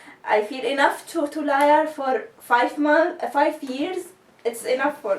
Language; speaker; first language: English; non-native, learner; Arabic